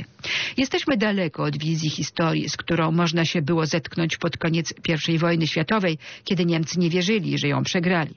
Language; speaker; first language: Polish; native; Polish